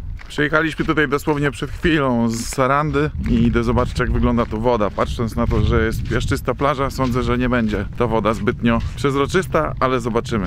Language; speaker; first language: Polish; native; Polish